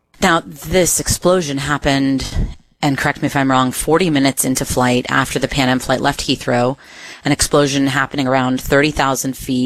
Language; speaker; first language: English; native; English